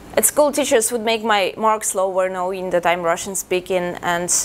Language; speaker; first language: English; non-native, fluent; Russian